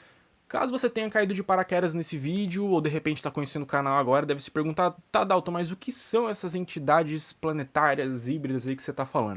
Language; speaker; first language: Portuguese; native; Portuguese